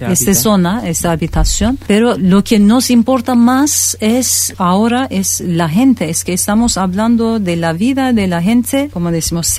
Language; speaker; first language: Spanish; non-native, fluent; Turkish